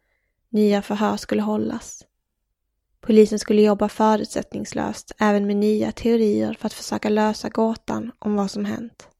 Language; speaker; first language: Swedish; native; Swedish